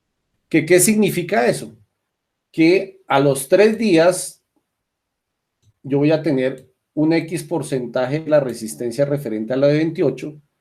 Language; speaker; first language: Spanish; native; Spanish